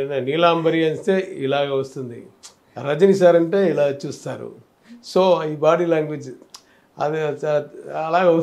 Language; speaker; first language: Telugu; non-native, learner; Tamil